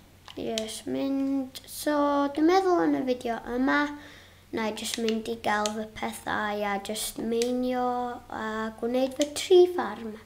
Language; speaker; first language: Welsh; non-native, local second language; English